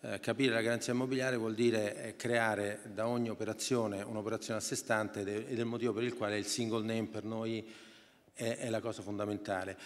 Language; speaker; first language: Italian; native; Italian